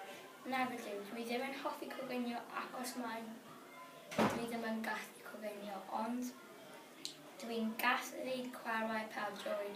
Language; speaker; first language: Welsh; non-native, learner; English